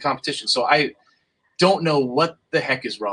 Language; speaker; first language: English; native; English